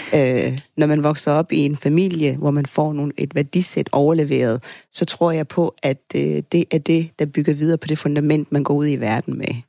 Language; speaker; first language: Danish; early bilingual, other home language; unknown